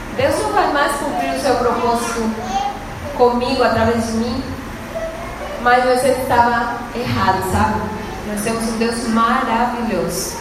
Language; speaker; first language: Portuguese; non-native, fluent; Spanish